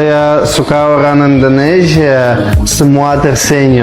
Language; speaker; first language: Indonesian; non-native, learner; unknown